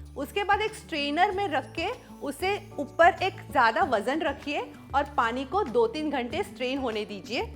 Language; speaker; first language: Hindi; non-native, local second language; Marathi